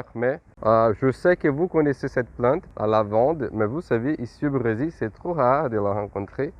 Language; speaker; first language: French; non-native, fluent; Portuguese